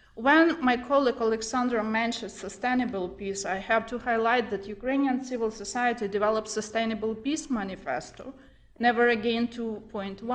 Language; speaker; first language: English; non-native, fluent; Ukrainian